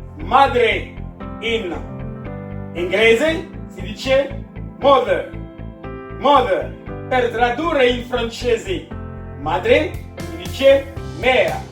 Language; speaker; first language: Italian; non-native, learner; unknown